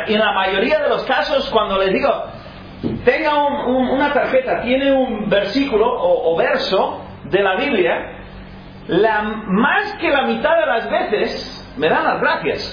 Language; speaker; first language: Spanish; non-native, fluent; English